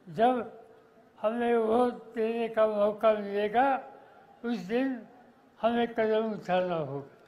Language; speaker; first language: Hindi; non-native, local second language; Marathi